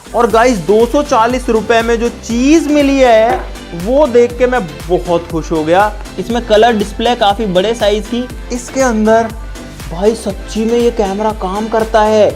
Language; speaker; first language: Hindi; native; Hindi